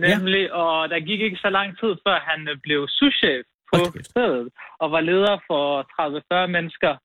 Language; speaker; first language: Danish; early bilingual, other home language; Arabic